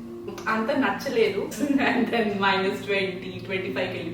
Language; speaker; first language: Telugu; non-native, local second language; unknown